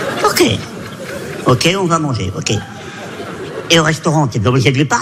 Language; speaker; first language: French; native; French